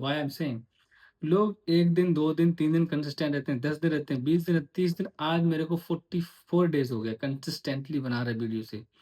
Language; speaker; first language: Hindi; native; Hindi